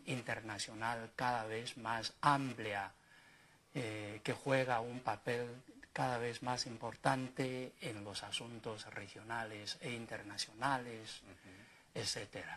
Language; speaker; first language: Spanish; non-native, fluent; Chinese